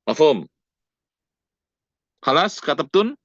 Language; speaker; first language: Arabic; non-native, fluent; Indonesian